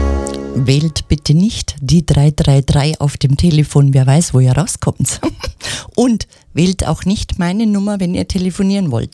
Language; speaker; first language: German; native; German